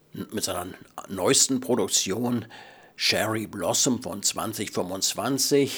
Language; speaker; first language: German; native; German